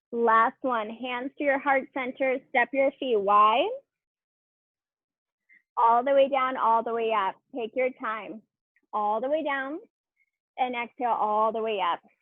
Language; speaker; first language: English; native; English